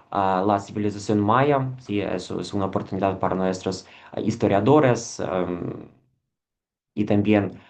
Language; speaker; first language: Spanish; non-native, fluent; Ukrainian